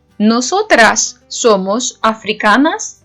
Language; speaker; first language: Spanish; non-native, learner; Turkish